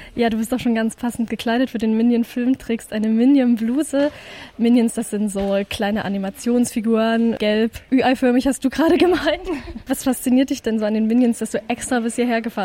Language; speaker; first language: German; native; German